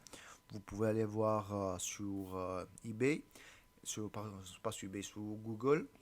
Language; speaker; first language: French; non-native, learner; Italian